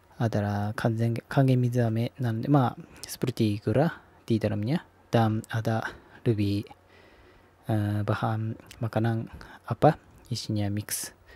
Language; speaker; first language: Japanese; native; Japanese